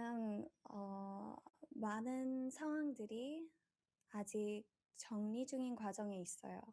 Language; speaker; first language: Korean; early bilingual, heritage; Korean